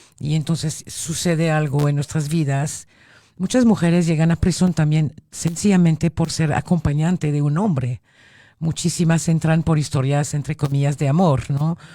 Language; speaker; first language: Spanish; non-native, fluent; French